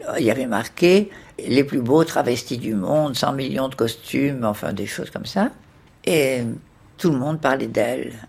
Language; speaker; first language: French; native; French